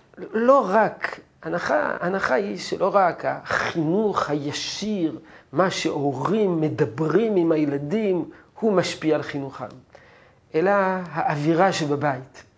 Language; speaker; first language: Hebrew; native; Hebrew